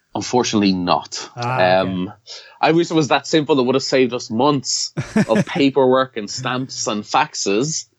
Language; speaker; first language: English; native; English